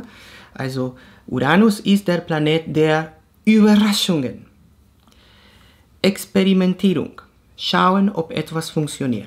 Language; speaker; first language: German; non-native, fluent; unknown